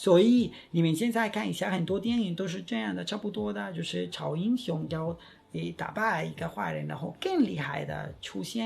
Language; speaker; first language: Chinese; non-native, fluent; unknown